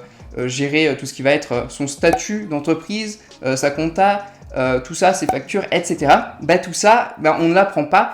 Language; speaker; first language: French; native; French